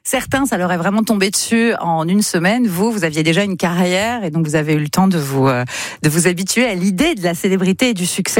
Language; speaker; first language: French; native; French